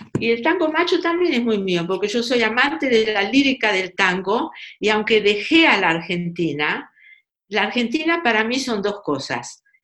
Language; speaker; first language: Spanish; native; Spanish